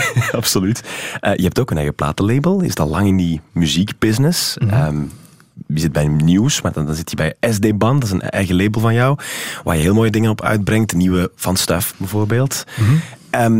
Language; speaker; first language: Dutch; native; Dutch